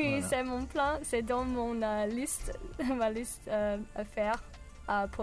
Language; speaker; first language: French; non-native, learner; English